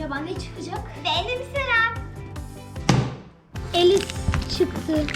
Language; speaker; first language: Turkish; early bilingual, heritage; Turkish